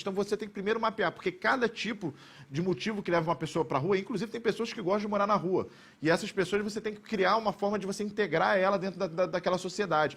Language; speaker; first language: Portuguese; native; Portuguese